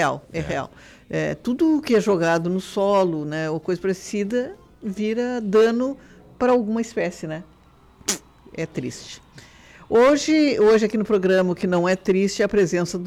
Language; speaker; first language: Portuguese; native; Portuguese